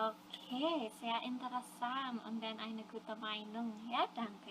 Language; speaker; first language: German; non-native, fluent; Indonesian